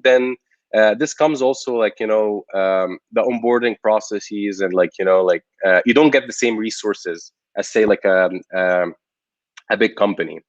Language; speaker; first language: English; non-native, local second language; Arabic